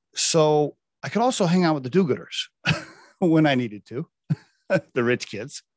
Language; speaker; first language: English; native; English